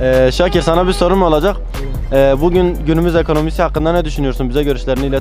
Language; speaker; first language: Turkish; native; Turkish